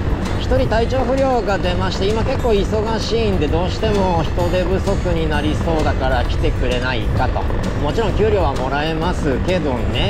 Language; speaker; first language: Japanese; native; Japanese